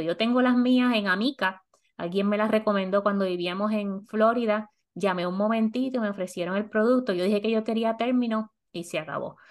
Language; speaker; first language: Spanish; native; Spanish